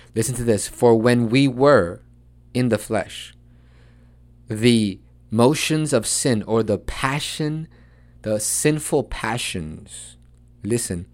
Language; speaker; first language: English; early bilingual, other home language; Spanish